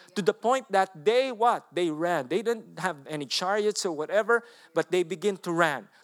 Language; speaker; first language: English; non-native, local second language; Filipino